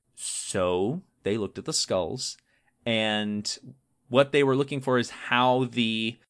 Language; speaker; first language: English; native; English